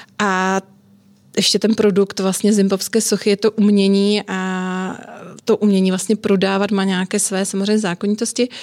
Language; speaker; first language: Czech; native; Czech